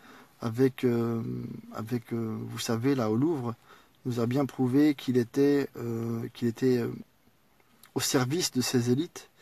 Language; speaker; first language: French; native; French